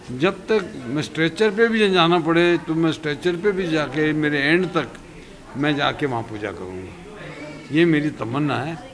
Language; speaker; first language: Hindi; native; Hindi